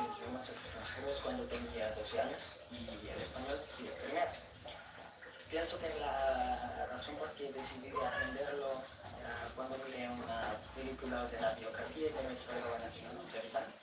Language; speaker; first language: Spanish; non-native, learner; Filipino